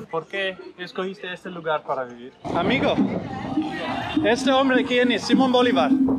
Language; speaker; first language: Spanish; non-native, learner; English